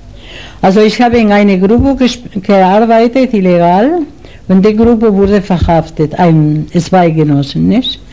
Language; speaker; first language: German; non-native, learner; Spanish